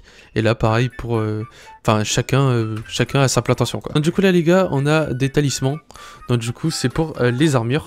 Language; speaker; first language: French; native; French